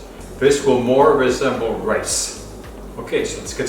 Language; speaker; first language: English; native; English